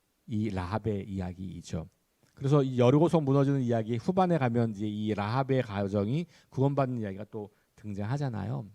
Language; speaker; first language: Korean; native; Korean